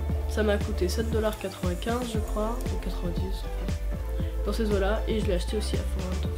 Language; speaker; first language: French; native; French